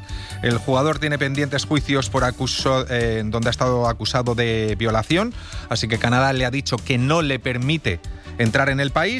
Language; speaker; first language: Spanish; native; Spanish